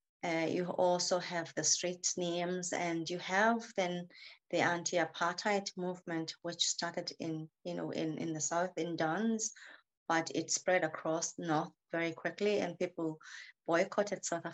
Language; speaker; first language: English; native; English